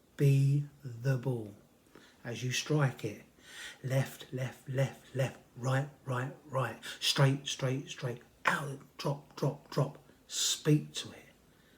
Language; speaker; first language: English; native; English